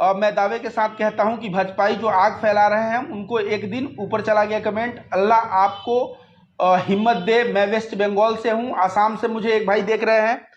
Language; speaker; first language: Hindi; native; Hindi